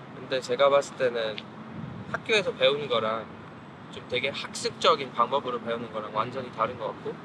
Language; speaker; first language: Korean; non-native, fluent; English